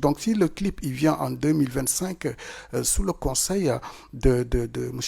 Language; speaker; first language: French; non-native, local second language; Wolof